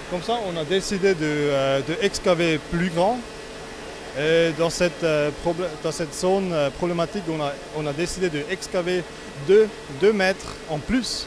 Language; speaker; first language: French; non-native, local second language; Italian